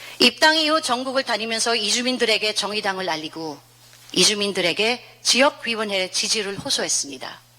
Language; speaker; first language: Korean; non-native, fluent; Filipino